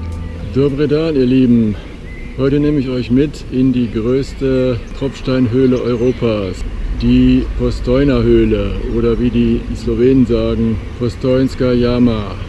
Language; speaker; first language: German; native; German